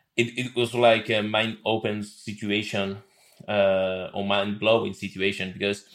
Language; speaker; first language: English; non-native, fluent; Spanish